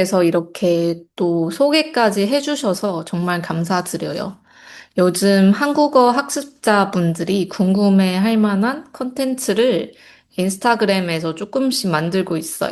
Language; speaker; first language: Korean; non-native, fluent; Chinese